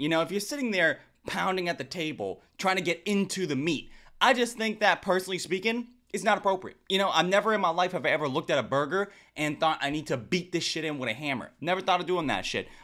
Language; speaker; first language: English; native; English